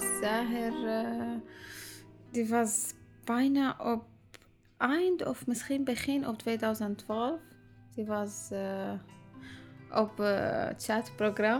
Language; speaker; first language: Dutch; non-native, learner; Arabic